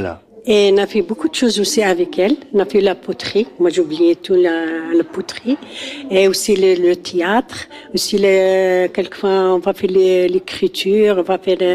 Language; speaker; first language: French; non-native, learner; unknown